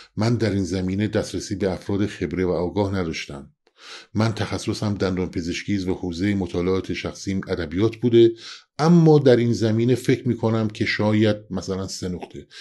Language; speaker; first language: Persian; non-native, local second language; Central Kurdish